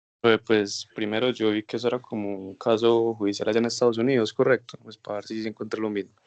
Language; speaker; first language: Spanish; native; Spanish